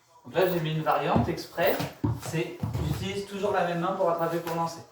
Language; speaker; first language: French; native; French